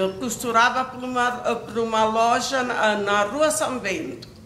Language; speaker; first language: Portuguese; non-native, fluent; Italian